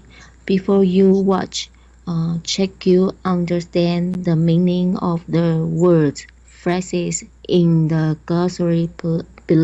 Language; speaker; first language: English; non-native, learner; Chinese